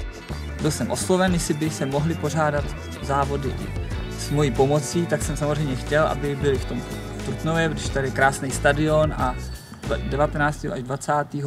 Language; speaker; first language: Czech; native; Czech